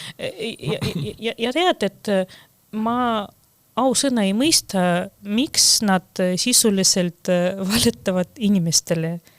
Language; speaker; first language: Estonian; non-native, local second language; Russian